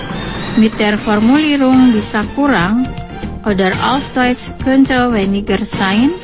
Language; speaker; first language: German; non-native, fluent; Indonesian